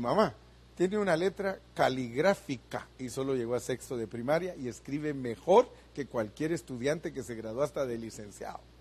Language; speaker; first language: Spanish; native; Spanish